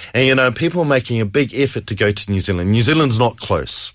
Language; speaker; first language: English; native; English